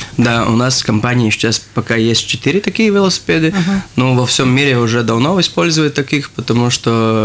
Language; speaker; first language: Russian; non-native, local second language; Latvian